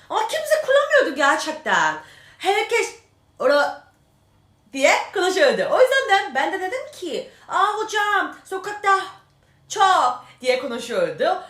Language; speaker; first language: Turkish; non-native, learner; Korean